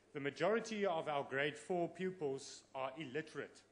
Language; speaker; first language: English; non-native, local second language; Afrikaans